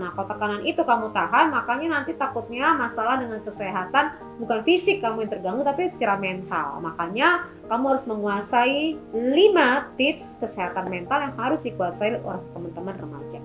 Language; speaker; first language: Indonesian; native; Indonesian